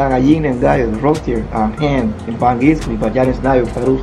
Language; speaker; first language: Russian; non-native, learner; Spanish